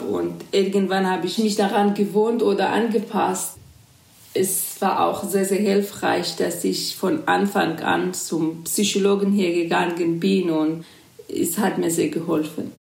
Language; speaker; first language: German; non-native, fluent; Kurdish